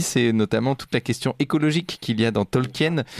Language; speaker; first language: French; native; French